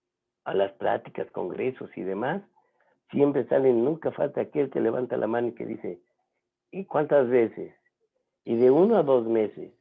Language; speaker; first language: Spanish; native; Spanish